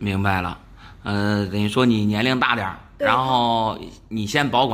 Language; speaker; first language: Chinese; native; Chinese